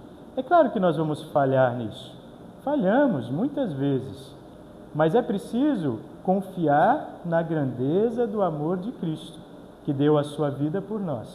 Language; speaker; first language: Portuguese; native; Portuguese